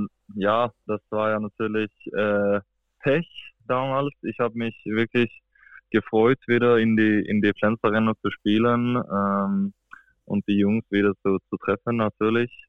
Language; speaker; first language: German; non-native, fluent; Swedish